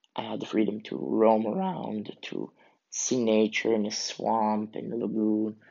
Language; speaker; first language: English; native; English